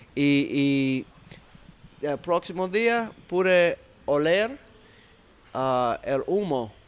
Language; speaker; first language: Spanish; non-native, learner; English